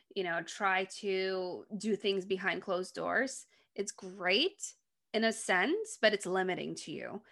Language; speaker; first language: English; non-native, fluent; Polish